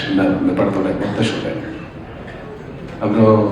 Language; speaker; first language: Tamil; non-native, fluent; Malayalam